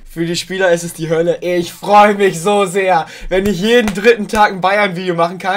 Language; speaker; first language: German; native; German